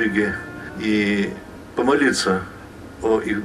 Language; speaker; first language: Russian; early bilingual, heritage; Russian